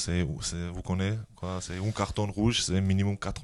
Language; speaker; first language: French; non-native, learner; Georgian